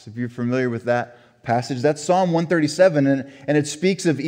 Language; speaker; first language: English; native; English